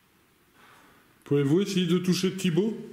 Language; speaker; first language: French; native; French